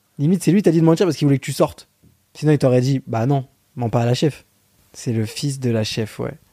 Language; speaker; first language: French; native; French